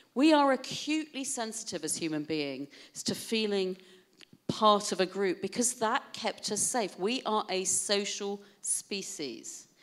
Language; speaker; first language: English; native; English